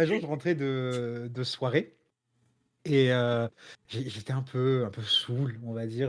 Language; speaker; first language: French; native; French